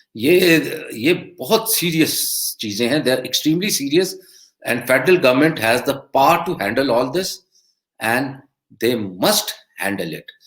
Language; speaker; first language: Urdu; non-native, local second language; Punjabi